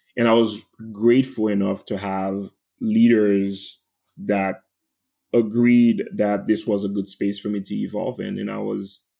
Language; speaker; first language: English; non-native, fluent; French